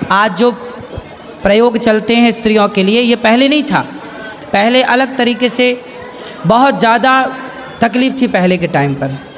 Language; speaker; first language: Hindi; native; Hindi